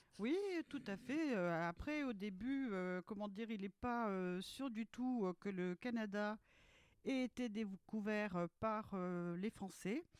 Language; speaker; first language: French; early bilingual, other home language; Portuguese